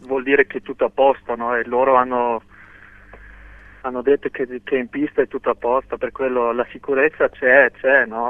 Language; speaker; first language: Italian; non-native, local second language; German